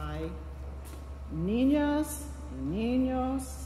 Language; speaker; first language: Spanish; non-native, fluent; English